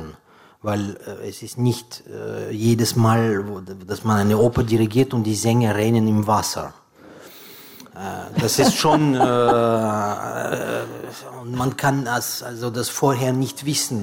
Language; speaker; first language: German; non-native, fluent; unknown